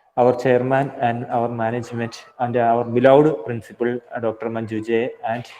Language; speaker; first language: English; non-native, local second language; Malayalam